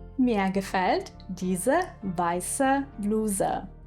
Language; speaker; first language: German; non-native, fluent; Ukrainian